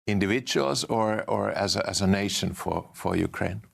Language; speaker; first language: English; non-native, fluent; Finnish